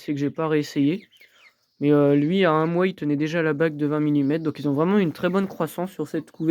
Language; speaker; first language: French; native; French